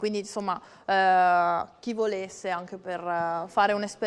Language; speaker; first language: Italian; native; Italian